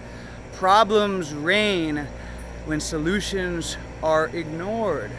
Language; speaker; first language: English; native; English